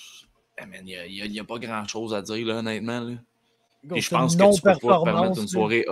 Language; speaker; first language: French; native; French